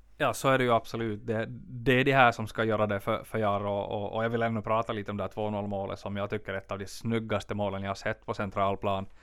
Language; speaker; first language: Swedish; native; Swedish